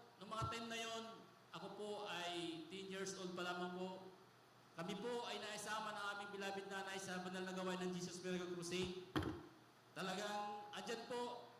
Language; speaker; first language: Filipino; non-native, local second language; Bikol